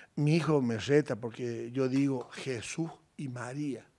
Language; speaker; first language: Spanish; native; Spanish